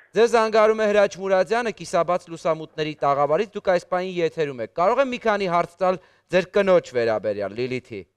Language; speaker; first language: Armenian; native; Armenian